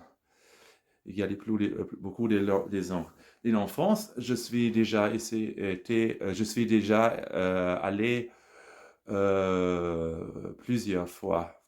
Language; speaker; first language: French; non-native, learner; German